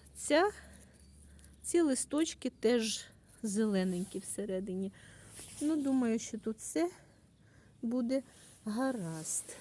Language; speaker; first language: Ukrainian; native; Ukrainian